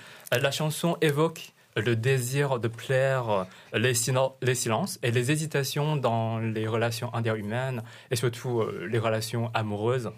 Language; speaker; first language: French; non-native, fluent; Chinese